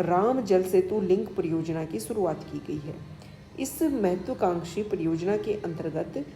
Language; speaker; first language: Hindi; native; Hindi